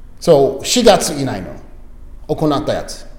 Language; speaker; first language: Japanese; non-native, learner; English